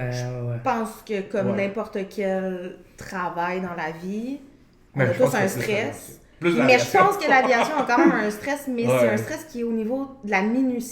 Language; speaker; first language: French; native; French